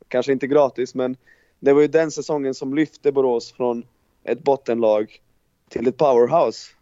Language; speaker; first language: Swedish; non-native, fluent; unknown